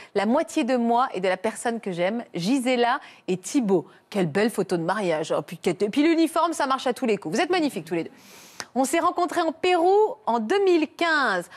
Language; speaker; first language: French; native; French